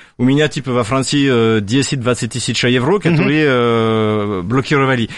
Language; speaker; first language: Russian; non-native, fluent; French